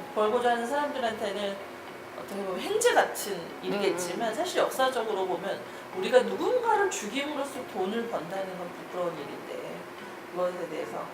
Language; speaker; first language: Korean; native; Korean